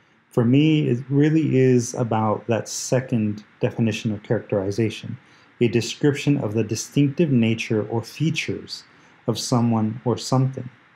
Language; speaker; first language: English; early bilingual, other home language; Spanish